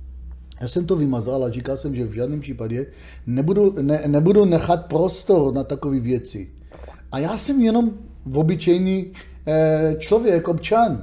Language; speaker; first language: Czech; non-native, learner; Hebrew